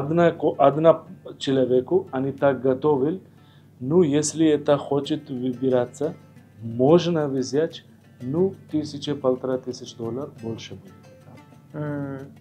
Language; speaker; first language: Russian; non-native, learner; Hindi